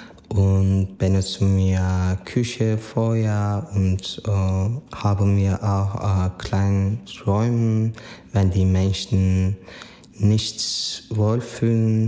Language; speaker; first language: German; non-native, learner; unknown